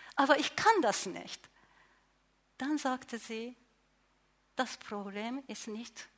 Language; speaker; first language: German; non-native, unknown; Japanese